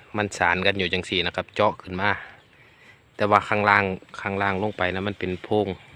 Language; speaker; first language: Thai; native; Thai